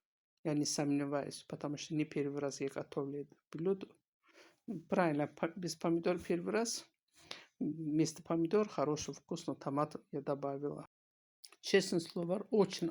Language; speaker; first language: Russian; non-native, local second language; Azerbaijani